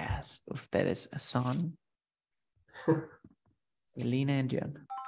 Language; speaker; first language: English; non-native, fluent; Spanish